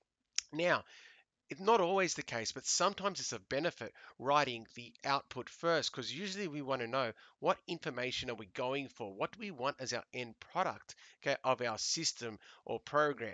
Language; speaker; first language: English; native; English